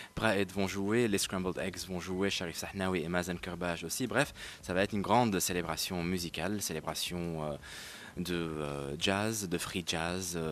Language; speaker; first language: French; non-native, local second language; Arabic